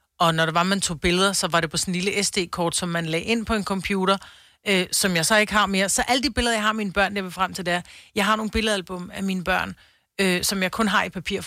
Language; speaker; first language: Danish; native; Danish